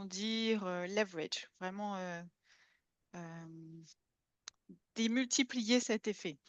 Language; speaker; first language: French; native; French